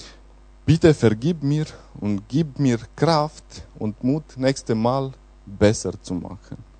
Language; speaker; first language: German; non-native, fluent; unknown